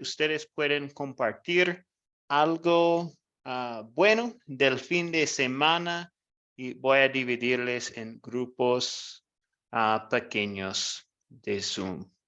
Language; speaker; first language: Spanish; non-native, fluent; English